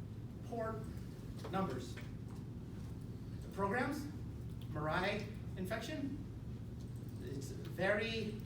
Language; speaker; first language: English; non-native, fluent; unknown